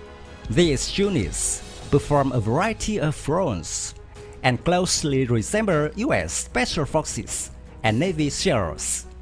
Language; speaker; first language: English; non-native, fluent; Vietnamese